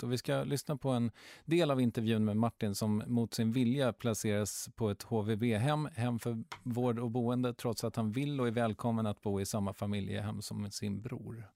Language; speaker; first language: Swedish; native; Swedish